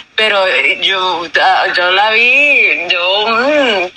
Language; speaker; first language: Spanish; early bilingual, heritage; Spanish